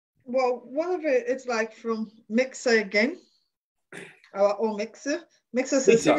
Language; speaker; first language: English; non-native, local second language; Krio